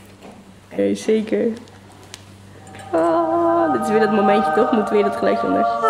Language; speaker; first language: Dutch; native; Dutch